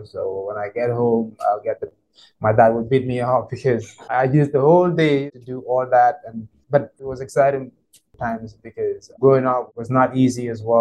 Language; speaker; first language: English; non-native, local second language; Krio